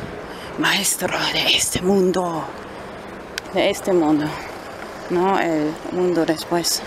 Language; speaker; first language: Spanish; non-native, fluent; German